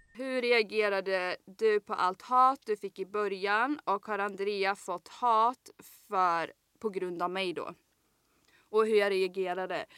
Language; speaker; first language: Swedish; native; Swedish